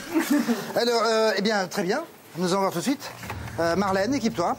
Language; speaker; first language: French; native; French